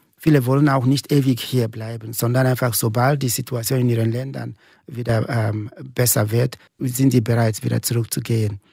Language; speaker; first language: German; non-native, fluent; Igbo